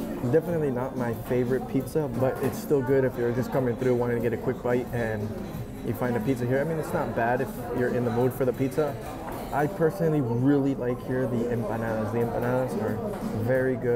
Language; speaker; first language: English; native; English